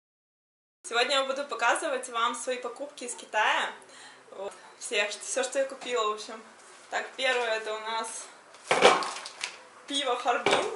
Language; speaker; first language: Russian; native; Russian